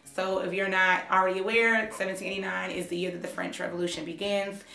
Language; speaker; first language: English; native; English